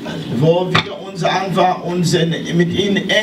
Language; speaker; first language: German; non-native, learner; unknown